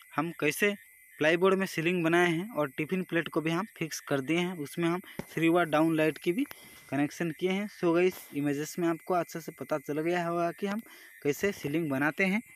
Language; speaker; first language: Hindi; non-native, local second language; Odia